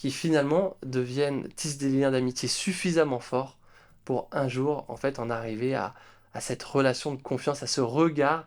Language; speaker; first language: French; native; French